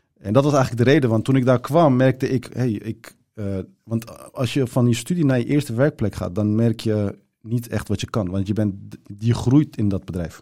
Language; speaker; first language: Dutch; early bilingual, other home language; Turkish